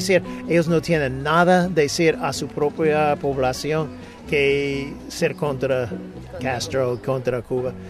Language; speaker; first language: Spanish; non-native, fluent; English